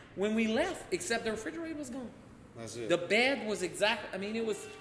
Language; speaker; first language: English; native; English